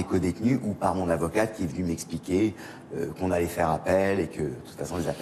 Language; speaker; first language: French; native; French